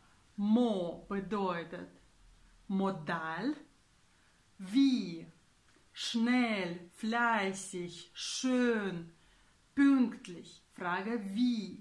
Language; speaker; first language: German; non-native, fluent; Russian